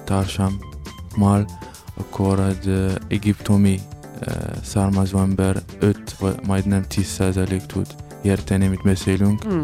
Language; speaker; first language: Hungarian; non-native, learner; Arabic